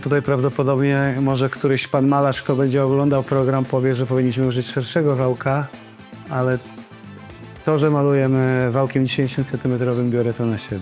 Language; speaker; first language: Polish; native; Polish